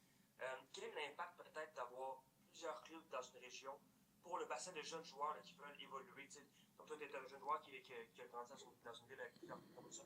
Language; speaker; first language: French; native; French